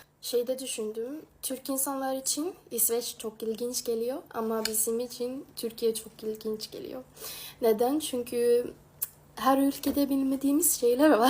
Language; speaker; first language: Turkish; non-native, fluent; Swedish